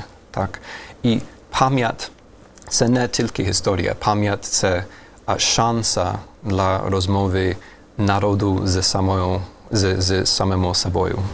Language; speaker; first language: Ukrainian; non-native, fluent; German